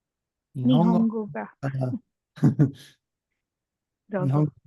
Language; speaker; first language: Japanese; non-native, learner; English